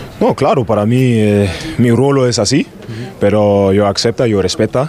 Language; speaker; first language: Spanish; non-native, learner; German